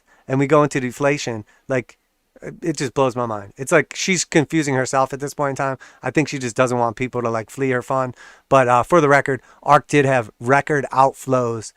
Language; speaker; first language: English; native; English